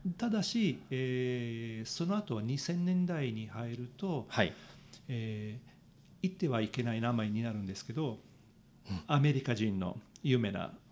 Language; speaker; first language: Japanese; non-native, fluent; Italian